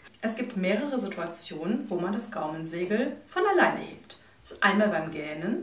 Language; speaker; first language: German; native; German